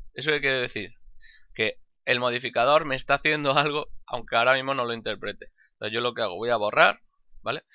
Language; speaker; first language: Spanish; native; Spanish